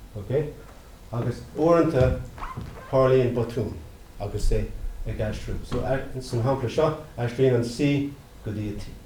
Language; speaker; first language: Irish; non-native, local second language; English